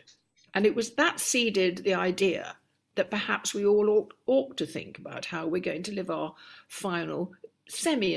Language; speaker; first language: English; native; English